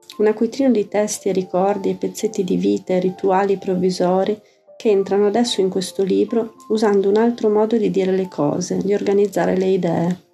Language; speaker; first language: Italian; native; Italian